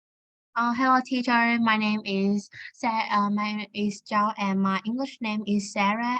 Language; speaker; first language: English; non-native, learner; Vietnamese